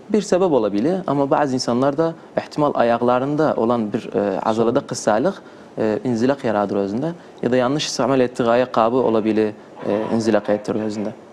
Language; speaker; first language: Turkish; native; Turkish